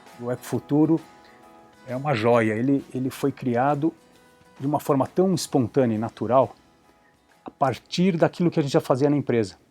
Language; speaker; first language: Portuguese; native; Portuguese